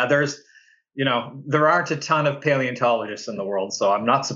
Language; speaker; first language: English; native; English